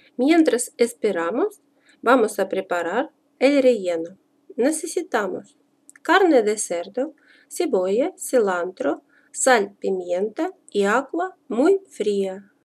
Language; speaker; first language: Spanish; non-native, fluent; Russian